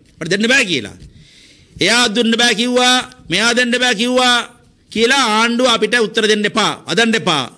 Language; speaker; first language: Sinhala; non-native, local second language; Tamil